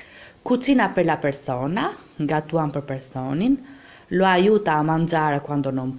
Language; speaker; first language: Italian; non-native, fluent; Albanian